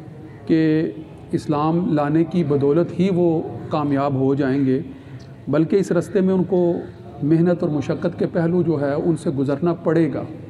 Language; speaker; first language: Urdu; native; Urdu